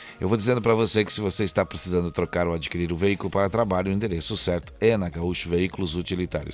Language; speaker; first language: Portuguese; native; Portuguese